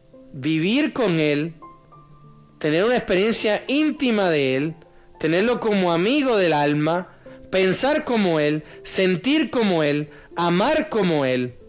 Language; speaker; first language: Spanish; native; Spanish